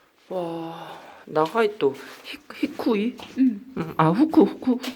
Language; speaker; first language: Japanese; non-native, learner; Korean